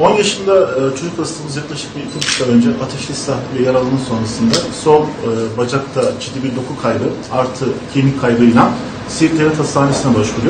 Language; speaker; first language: Turkish; native; Turkish